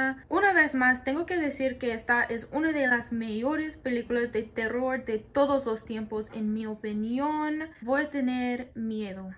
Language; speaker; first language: Spanish; non-native, learner; English